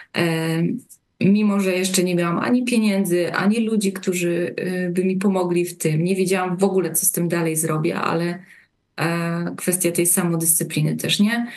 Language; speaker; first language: Polish; native; Polish